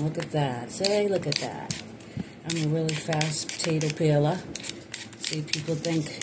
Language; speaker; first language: English; native; English